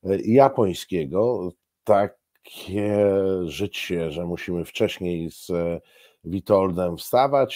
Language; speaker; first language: Polish; native; Polish